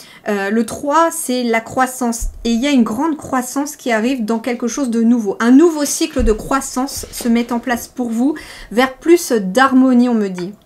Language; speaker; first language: French; native; French